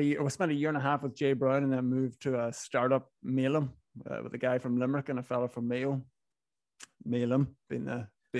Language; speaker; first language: English; native; English